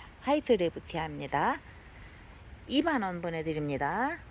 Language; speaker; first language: Korean; native; Korean